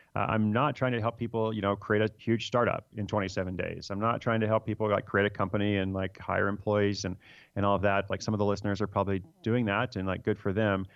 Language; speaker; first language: English; native; English